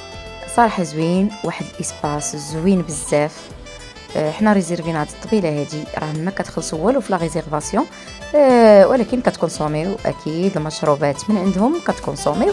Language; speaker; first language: Arabic; native; Arabic